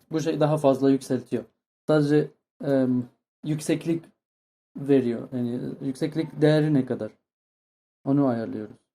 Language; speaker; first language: Turkish; non-native, fluent; Arabic